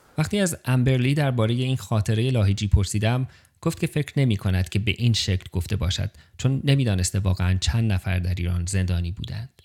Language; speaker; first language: Persian; native; Persian